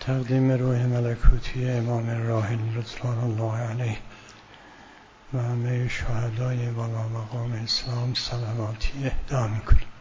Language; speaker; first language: Persian; native; Persian